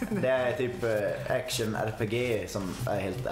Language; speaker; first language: Swedish; native; Swedish